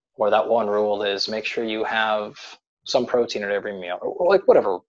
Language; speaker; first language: English; native; English